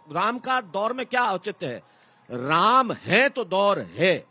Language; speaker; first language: Hindi; native; Hindi